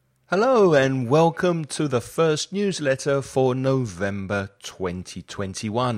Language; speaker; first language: English; native; English